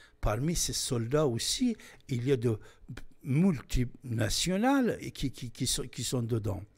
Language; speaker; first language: French; non-native, fluent; Persian